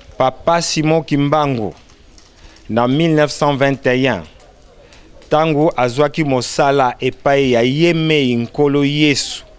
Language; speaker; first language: Lingala; non-native, local second language; Kongo